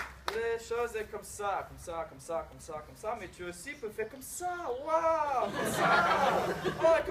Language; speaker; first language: French; non-native, learner; English